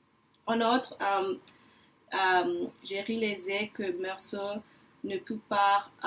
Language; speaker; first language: French; non-native, learner; English